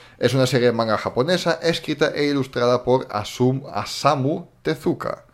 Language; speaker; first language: Spanish; early bilingual, other home language; German